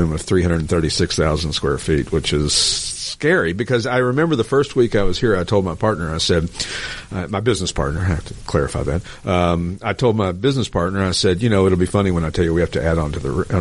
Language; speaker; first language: English; native; English